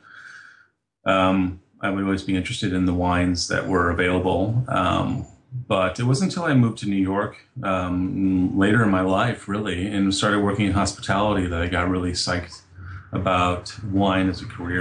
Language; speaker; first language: English; native; English